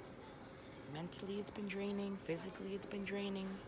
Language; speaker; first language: English; native; English